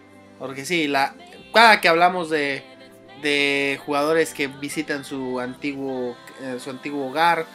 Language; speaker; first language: Spanish; native; Spanish